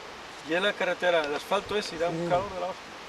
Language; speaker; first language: Spanish; native; Spanish